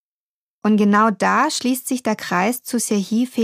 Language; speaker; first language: German; native; German